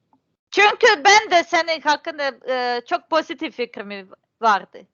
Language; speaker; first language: Turkish; non-native, learner; Serbian